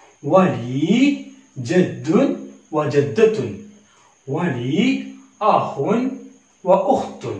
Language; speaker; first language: Arabic; non-native, learner; Malayalam